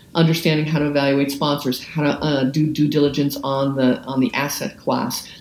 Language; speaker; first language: English; native; English